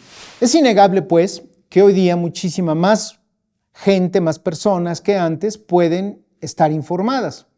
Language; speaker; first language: Spanish; native; Spanish